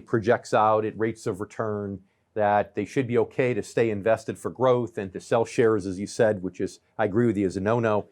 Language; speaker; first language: English; native; English